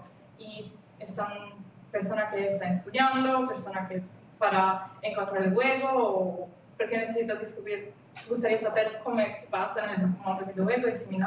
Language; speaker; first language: Spanish; non-native, learner; Italian